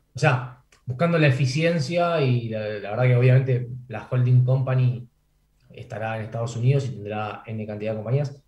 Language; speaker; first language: Spanish; native; Spanish